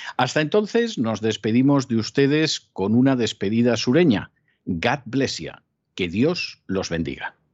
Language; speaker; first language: Spanish; native; Spanish